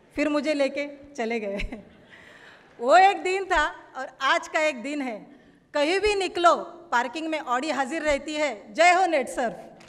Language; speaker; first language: Hindi; non-native, local second language; Marathi